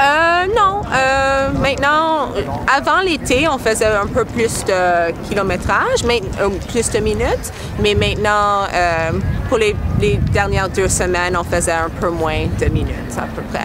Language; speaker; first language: French; non-native, local second language; English